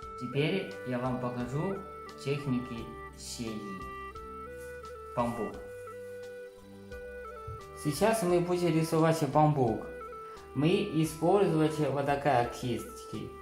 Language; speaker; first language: Russian; non-native, learner; Chinese